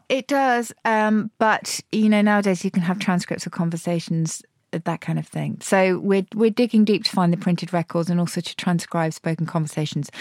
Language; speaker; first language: English; native; English